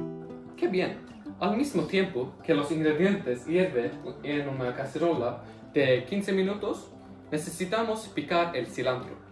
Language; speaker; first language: Spanish; non-native, learner; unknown